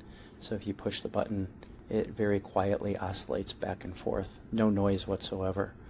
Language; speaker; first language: English; native; English